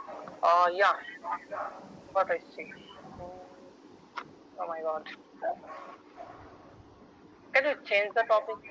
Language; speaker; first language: English; non-native, learner; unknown